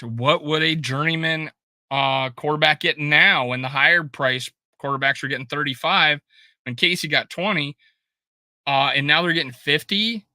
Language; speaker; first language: English; native; English